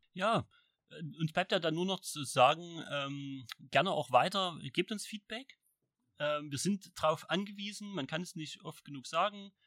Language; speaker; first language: German; native; German